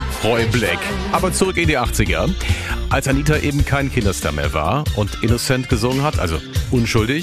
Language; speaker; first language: German; native; German